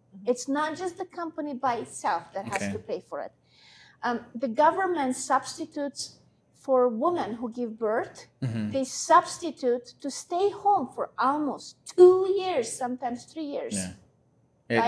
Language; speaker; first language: English; non-native, fluent; Hungarian